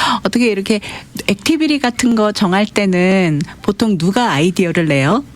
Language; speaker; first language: Korean; native; Korean